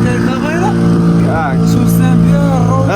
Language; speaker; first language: Arabic; native; Arabic